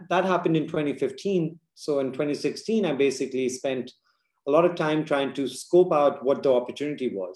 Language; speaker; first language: English; non-native, local second language; Urdu